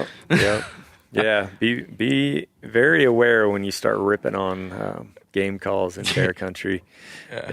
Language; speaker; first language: English; native; English